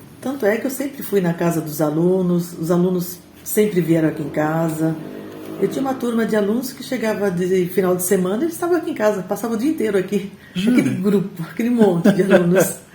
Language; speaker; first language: Portuguese; native; Portuguese